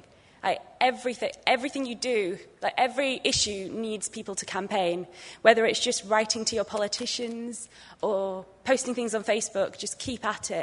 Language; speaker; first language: English; native; English